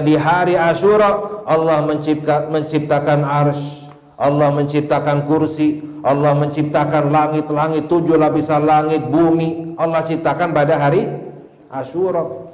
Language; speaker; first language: Indonesian; native; Indonesian